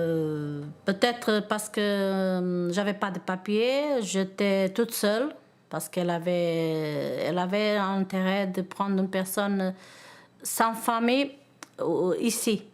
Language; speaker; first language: French; non-native, learner; Portuguese